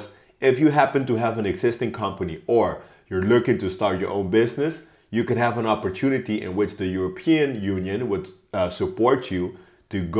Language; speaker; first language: English; non-native, fluent; Papiamento